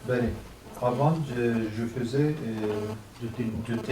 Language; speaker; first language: French; non-native, learner; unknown